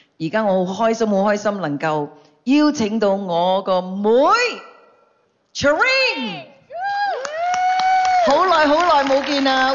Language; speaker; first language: Chinese; non-native, local second language; English